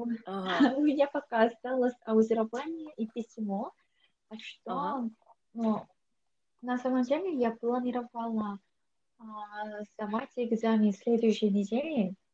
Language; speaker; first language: Russian; non-native, learner; Korean